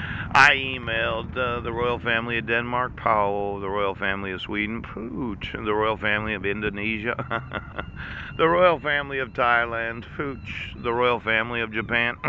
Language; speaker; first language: English; native; English